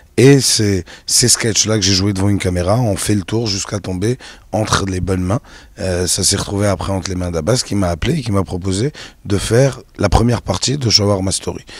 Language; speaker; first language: French; non-native, local second language; Arabic